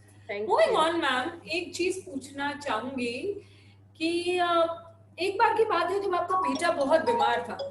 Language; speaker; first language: Hindi; native; Hindi